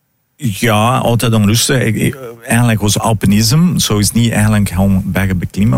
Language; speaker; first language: Dutch; non-native, fluent; Portuguese